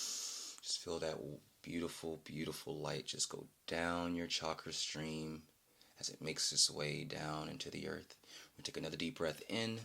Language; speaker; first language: English; native; English